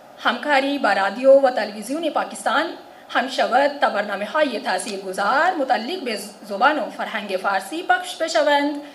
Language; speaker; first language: Persian; non-native, fluent; Urdu